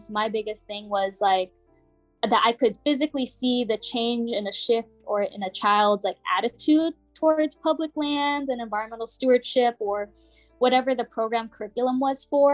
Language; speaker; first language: English; native; English